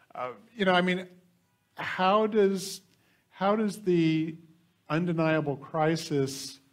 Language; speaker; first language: English; native; English